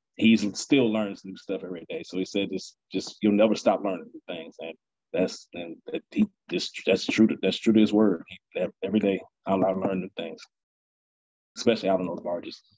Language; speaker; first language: English; native; English